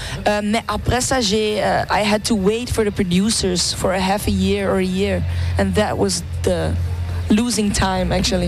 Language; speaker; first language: English; non-native, fluent; Dutch